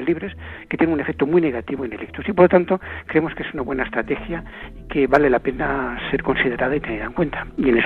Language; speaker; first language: Spanish; native; Spanish